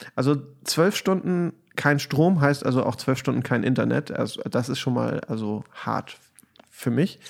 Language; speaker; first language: German; native; German